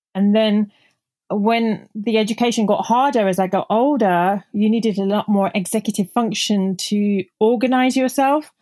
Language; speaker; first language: English; non-native, local second language; Punjabi